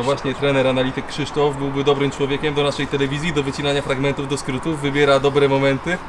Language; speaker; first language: Polish; native; Polish